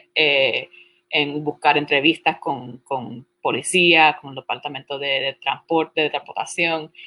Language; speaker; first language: Spanish; early bilingual, heritage; Spanish